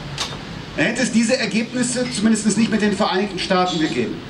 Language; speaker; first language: German; native; German